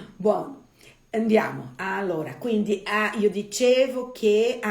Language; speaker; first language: Italian; non-native, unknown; Portuguese